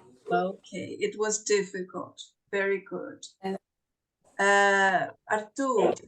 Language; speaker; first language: English; non-native, fluent; Portuguese